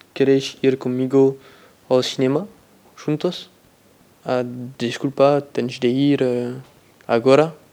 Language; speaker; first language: Portuguese; non-native, learner; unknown